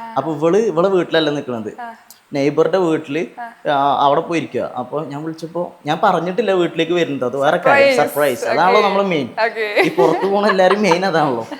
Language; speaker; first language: Malayalam; native; Malayalam